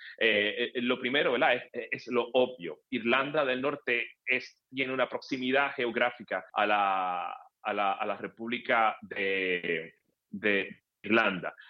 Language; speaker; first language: Spanish; native; Spanish